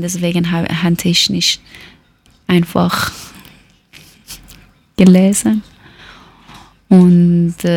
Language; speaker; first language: German; non-native, learner; Persian